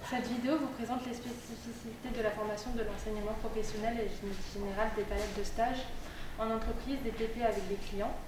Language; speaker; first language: French; native; French